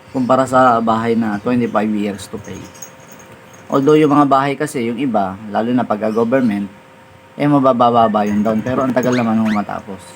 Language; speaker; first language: Filipino; native; Filipino